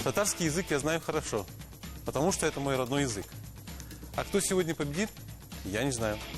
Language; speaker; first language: Russian; non-native, local second language; Tatar